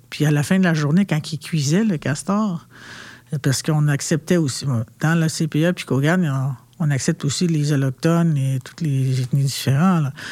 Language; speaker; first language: French; non-native, local second language; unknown